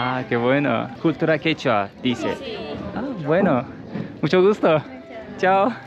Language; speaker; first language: Spanish; non-native, learner; Turkish